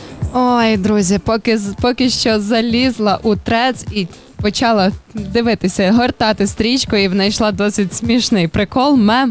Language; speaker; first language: Ukrainian; native; Ukrainian